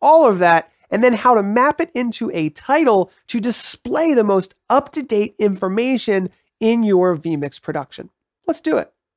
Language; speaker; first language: English; native; English